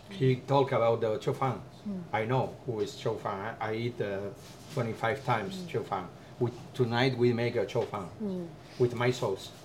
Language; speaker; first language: English; non-native, learner; Spanish